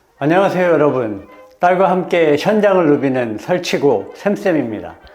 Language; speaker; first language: Korean; native; Korean